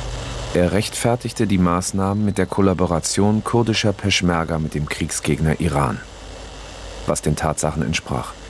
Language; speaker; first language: German; native; German